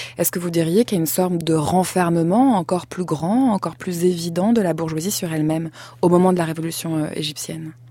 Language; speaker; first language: French; native; French